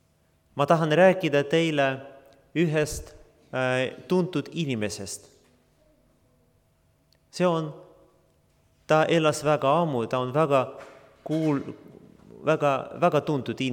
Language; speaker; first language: Estonian; non-native, local second language; Russian